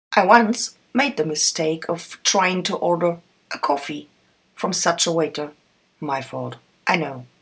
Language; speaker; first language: English; non-native, fluent; German